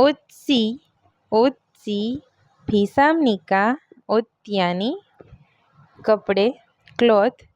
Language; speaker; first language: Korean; non-native, fluent; Hindi